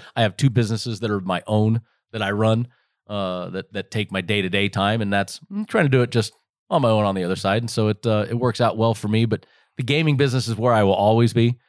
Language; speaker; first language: English; native; English